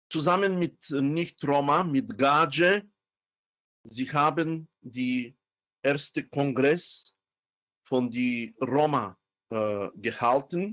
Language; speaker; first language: German; non-native, fluent; Romany